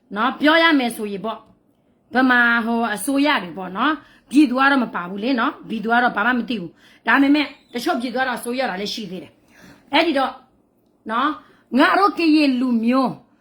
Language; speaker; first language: Burmese; non-native, local second language; S'gaw Karen